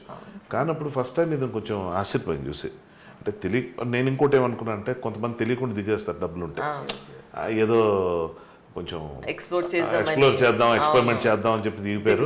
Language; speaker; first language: Telugu; native; Telugu